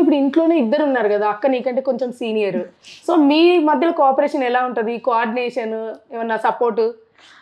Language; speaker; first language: Telugu; native; Telugu